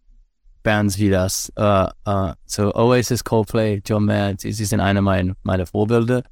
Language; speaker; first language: German; non-native, learner; English